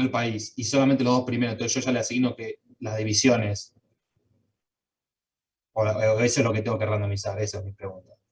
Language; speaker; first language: Spanish; native; Spanish